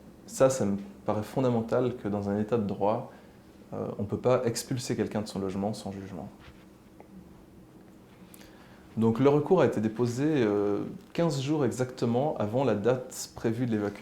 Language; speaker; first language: French; native; French